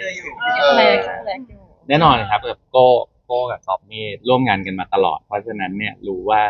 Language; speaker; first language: Thai; native; Thai